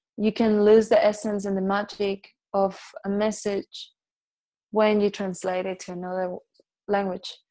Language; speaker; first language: English; non-native, fluent; Catalan